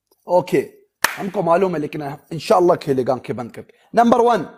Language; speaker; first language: Hindi; non-native, local second language; Pashto